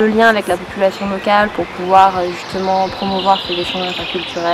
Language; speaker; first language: French; non-native, local second language; Luxembourgish